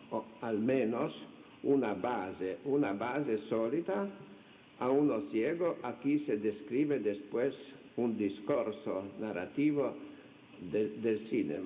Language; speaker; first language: Spanish; non-native, fluent; Slovenian